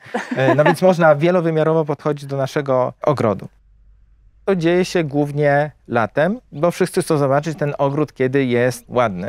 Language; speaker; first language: Polish; native; Polish